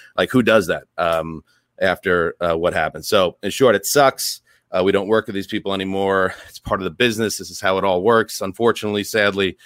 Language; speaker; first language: English; native; English